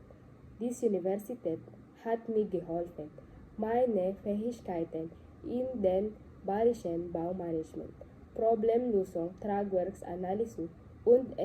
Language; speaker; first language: German; non-native, learner; Filipino